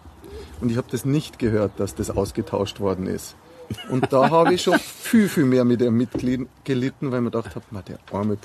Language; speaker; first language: German; native; German